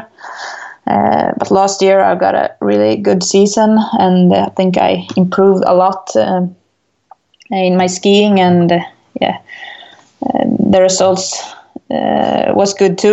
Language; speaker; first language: English; non-native, fluent; Swedish